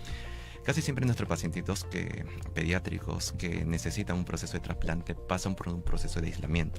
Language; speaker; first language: Spanish; native; Spanish